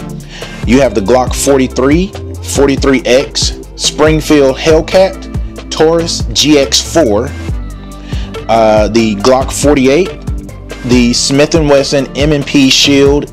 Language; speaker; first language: English; native; English